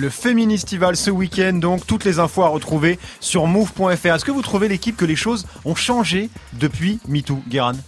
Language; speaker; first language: French; native; French